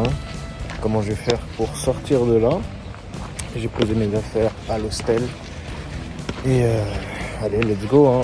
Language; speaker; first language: French; native; French